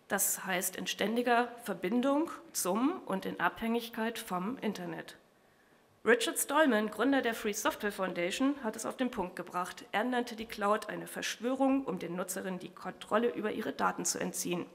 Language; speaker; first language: German; native; German